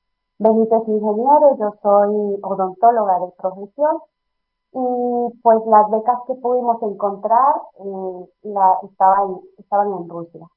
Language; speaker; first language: Spanish; native; Spanish